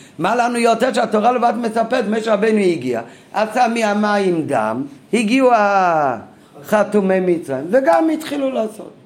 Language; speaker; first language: Hebrew; non-native, fluent; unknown